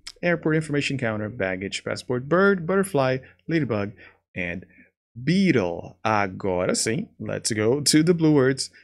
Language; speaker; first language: English; non-native, fluent; Portuguese